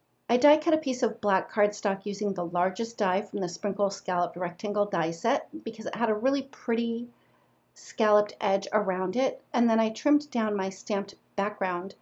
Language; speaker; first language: English; native; English